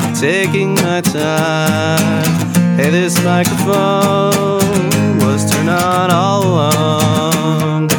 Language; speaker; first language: English; native; English